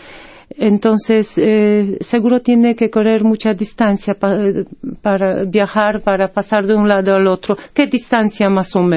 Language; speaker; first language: Spanish; non-native, fluent; Polish